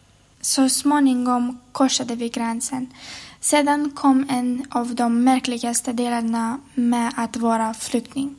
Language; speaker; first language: Swedish; non-native, fluent; Ukrainian